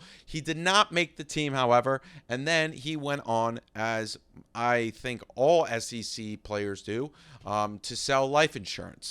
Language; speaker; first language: English; native; English